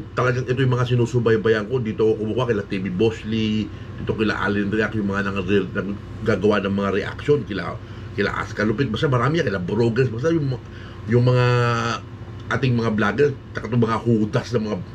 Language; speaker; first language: Filipino; native; Filipino